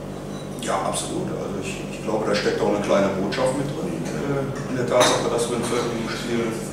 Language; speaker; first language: German; native; German